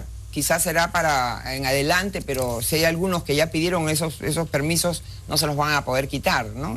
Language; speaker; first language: Spanish; native; Spanish